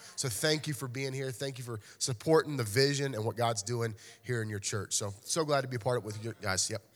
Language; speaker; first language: English; native; English